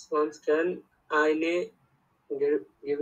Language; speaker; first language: German; non-native, learner; Bangla